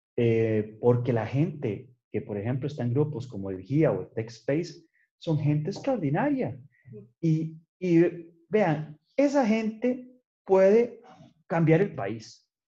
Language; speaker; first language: Spanish; native; Spanish